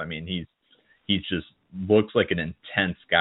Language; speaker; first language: English; native; English